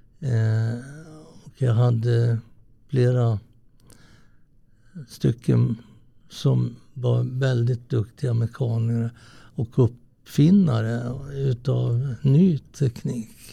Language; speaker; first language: Swedish; early bilingual, other home language; Italian